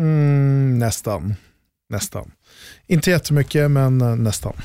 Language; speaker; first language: Swedish; native; Swedish